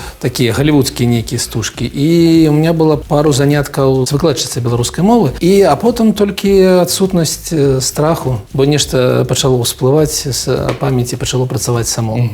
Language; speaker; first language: Belarusian; non-native, local second language; Russian